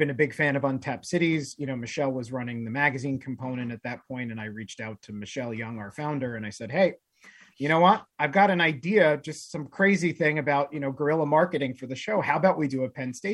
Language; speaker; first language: English; native; English